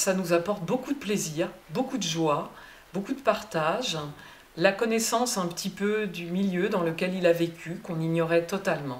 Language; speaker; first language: French; native; French